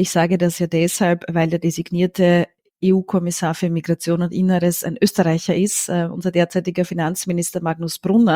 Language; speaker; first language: German; native; German